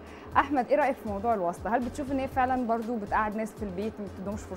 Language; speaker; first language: Arabic; native; Arabic